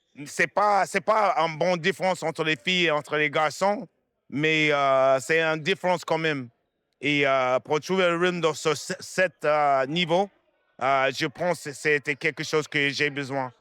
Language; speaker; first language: French; non-native, fluent; English